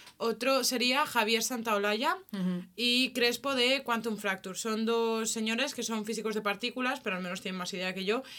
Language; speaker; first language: Spanish; native; Spanish